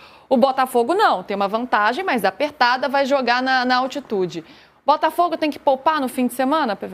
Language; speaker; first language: Portuguese; native; Portuguese